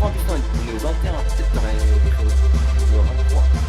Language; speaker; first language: French; native; French